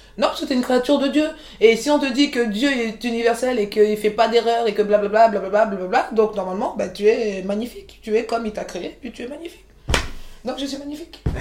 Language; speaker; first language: French; early bilingual, other home language; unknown